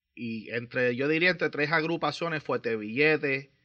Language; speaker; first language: Spanish; native; Spanish